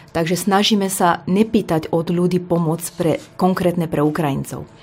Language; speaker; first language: Slovak; non-native, fluent; Romanian